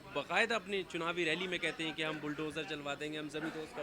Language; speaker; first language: Hindi; native; Hindi